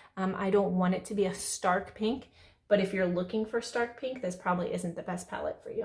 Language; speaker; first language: English; native; English